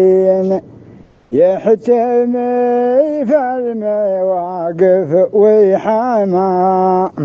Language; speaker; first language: Arabic; native; Arabic